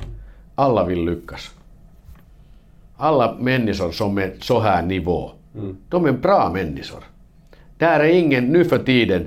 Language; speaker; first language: Swedish; non-native, learner; Finnish